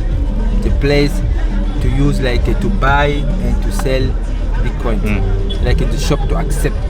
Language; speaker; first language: English; non-native, learner; Sango